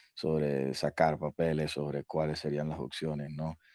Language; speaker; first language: Spanish; native; Spanish